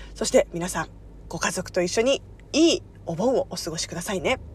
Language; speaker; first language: Japanese; non-native, fluent; Korean